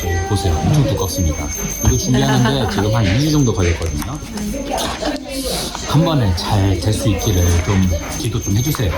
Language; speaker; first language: Korean; native; Korean